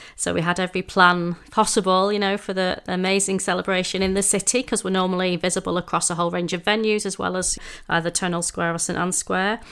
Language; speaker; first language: English; native; English